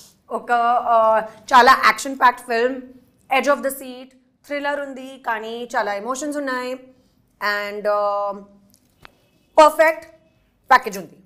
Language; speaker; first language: Telugu; non-native, local second language; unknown